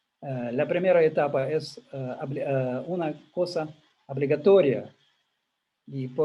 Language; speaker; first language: Spanish; non-native, learner; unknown